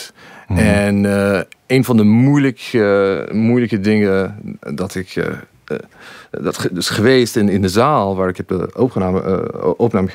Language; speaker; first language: Dutch; non-native, fluent; English